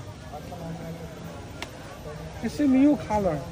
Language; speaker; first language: English; non-native, learner; Chinese